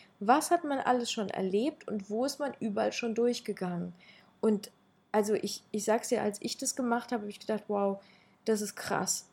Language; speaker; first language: German; early bilingual, other home language; Russian